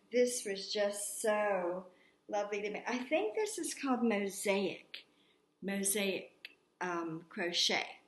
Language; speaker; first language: English; native; English